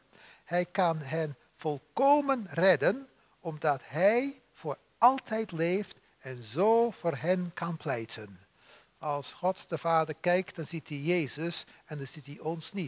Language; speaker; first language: Dutch; native; Dutch